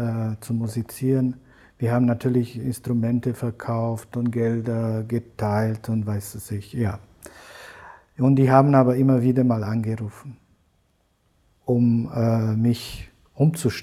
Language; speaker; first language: German; non-native, fluent; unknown